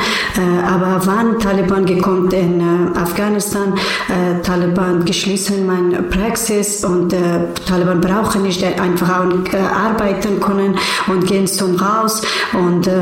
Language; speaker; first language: German; non-native, learner; Persian